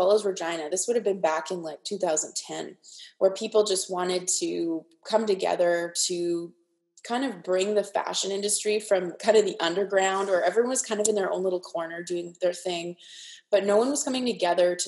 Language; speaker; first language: English; native; English